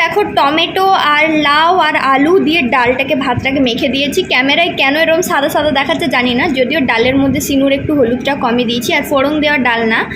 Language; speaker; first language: Bangla; native; Bangla